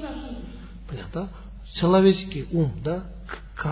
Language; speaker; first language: Russian; non-native, learner; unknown